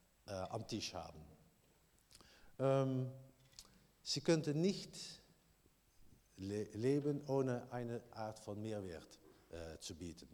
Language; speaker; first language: German; non-native, learner; Dutch